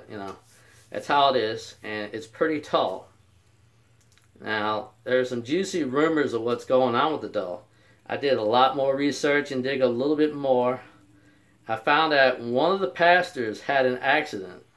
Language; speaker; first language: English; native; English